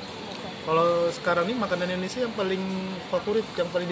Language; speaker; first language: Indonesian; native; Indonesian